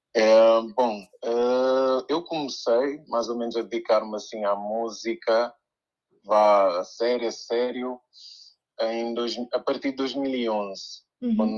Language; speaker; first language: Portuguese; early bilingual, other home language; Upper Guinea Crioulo